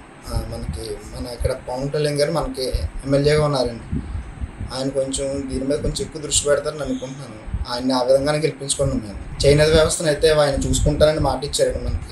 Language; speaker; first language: Telugu; native; Telugu